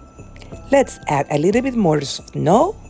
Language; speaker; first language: English; non-native, fluent; Spanish